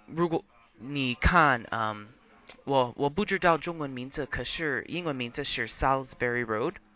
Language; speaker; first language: Chinese; non-native, learner; English